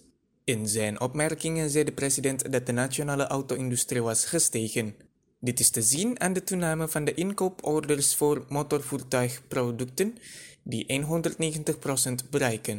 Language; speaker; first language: Dutch; non-native, fluent; Indonesian